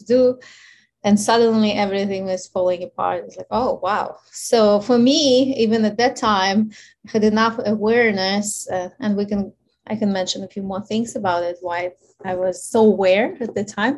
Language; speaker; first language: English; non-native, fluent; Ukrainian